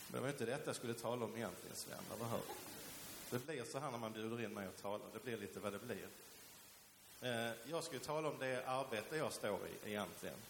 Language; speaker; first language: Swedish; early bilingual, other home language; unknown